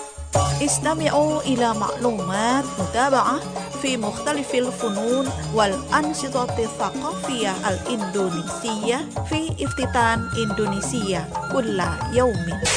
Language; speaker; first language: Arabic; non-native, fluent; Indonesian